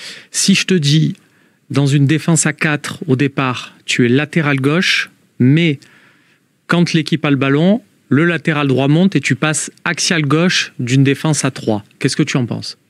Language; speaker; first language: French; native; French